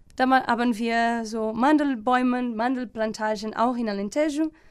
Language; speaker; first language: German; non-native, learner; Portuguese